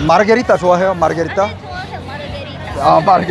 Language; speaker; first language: Korean; native; Korean